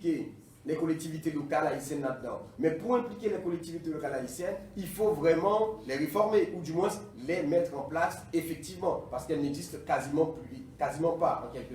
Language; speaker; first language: French; non-native, local second language; Haitian Creole